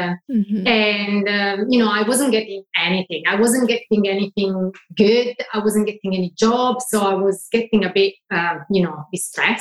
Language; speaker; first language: English; non-native, fluent; Italian